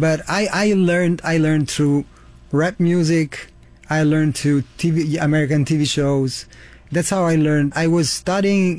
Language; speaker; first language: English; non-native, fluent; Italian